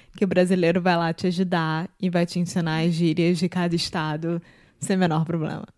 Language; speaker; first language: Portuguese; native; Portuguese